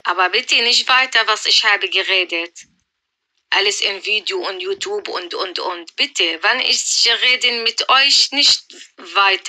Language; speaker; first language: German; non-native, learner; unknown